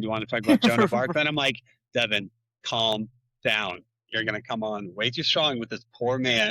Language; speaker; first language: English; native; English